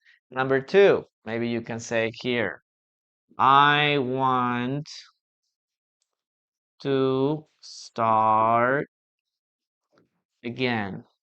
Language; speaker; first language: English; non-native, fluent; Spanish